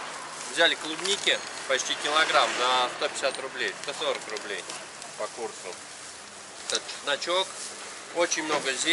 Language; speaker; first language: Russian; native; Russian